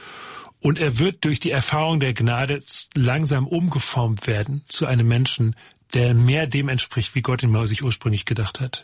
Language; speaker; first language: German; native; German